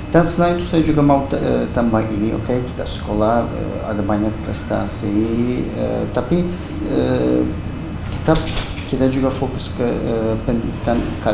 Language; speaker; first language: Indonesian; non-native, fluent; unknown